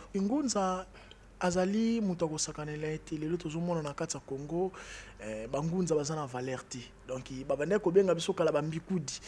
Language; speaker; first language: Lingala; non-native, local second language; Kongo